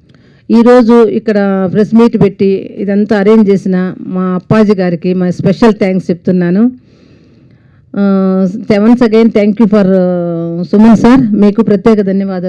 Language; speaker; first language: Telugu; native; Telugu